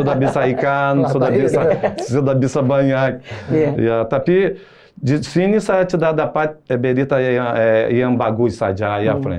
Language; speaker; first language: Indonesian; non-native, fluent; Portuguese